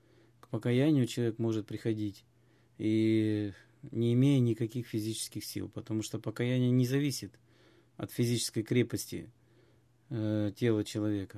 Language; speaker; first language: Russian; native; Russian